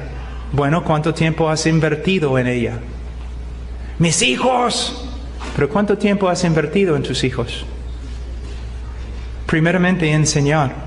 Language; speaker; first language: Spanish; non-native, fluent; English